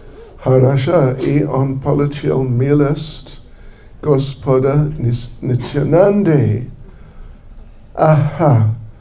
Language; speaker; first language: Russian; non-native, learner; English